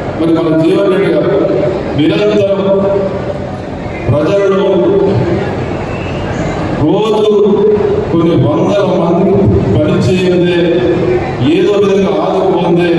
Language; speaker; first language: Telugu; native; Telugu